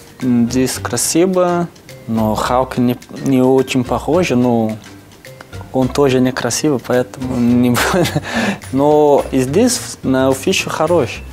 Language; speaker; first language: Russian; non-native, learner; Portuguese